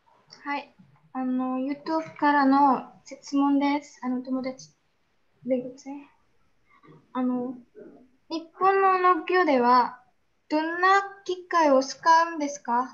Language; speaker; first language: Japanese; non-native, learner; Indonesian